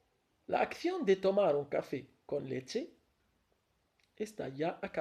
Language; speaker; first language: Spanish; non-native, fluent; Arabic